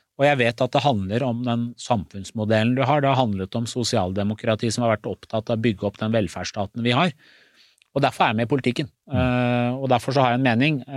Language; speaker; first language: Norwegian; early bilingual, other home language; Persian